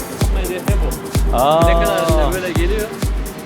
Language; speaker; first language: Turkish; native; Turkish